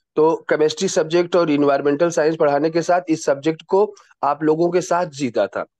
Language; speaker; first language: Hindi; native; Hindi